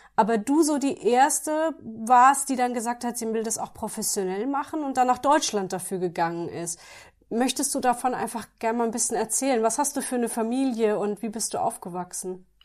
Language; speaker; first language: German; native; German